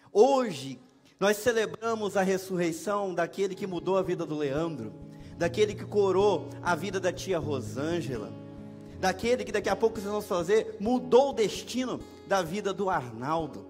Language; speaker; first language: Portuguese; native; Portuguese